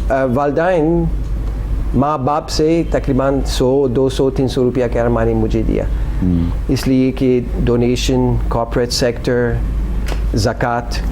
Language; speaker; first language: Hindi; non-native, learner; English